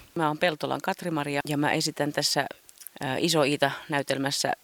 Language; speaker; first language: Finnish; native; Finnish